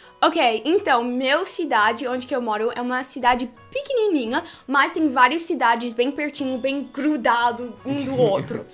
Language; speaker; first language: Portuguese; early bilingual, heritage; Portuguese